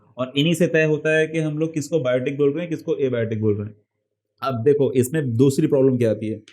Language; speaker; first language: Hindi; non-native, local second language; Marathi